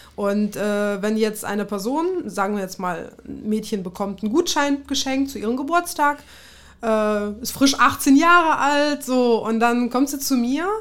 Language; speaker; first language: German; early bilingual, other home language; Russian